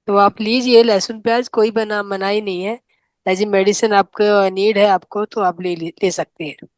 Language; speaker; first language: Hindi; native; Hindi